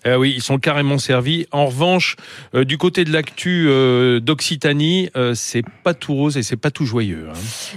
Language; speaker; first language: French; native; French